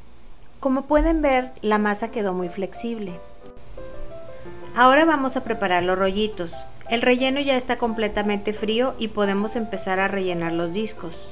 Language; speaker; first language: Spanish; native; Spanish